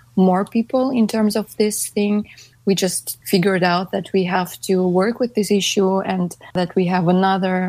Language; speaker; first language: English; non-native, fluent; Russian